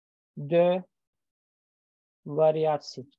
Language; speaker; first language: Dutch; non-native, learner; Turkish